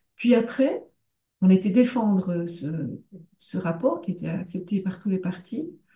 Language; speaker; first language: French; native; French